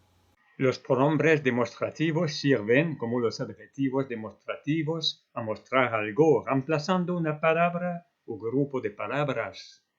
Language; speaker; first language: Spanish; non-native, fluent; French